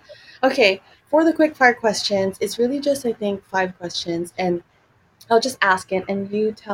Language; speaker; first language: English; non-native, local second language; Filipino